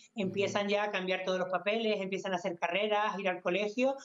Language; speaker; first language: Spanish; native; Spanish